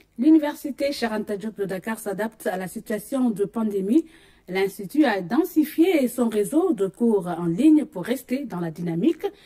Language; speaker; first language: French; non-native, local second language; Wolof